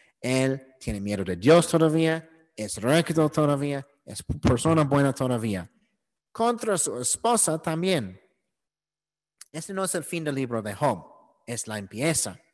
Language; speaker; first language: Spanish; non-native, learner; English